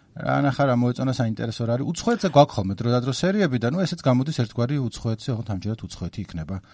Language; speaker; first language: Georgian; native; Georgian